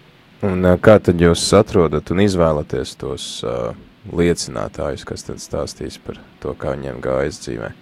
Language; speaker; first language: Latvian; native; Latvian